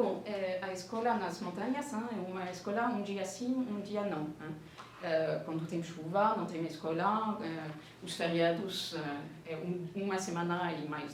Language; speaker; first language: Portuguese; non-native, fluent; French